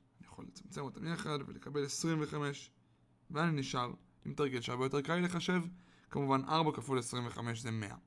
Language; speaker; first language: Hebrew; native; Hebrew